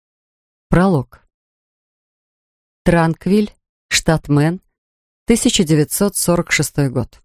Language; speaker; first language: Russian; native; Russian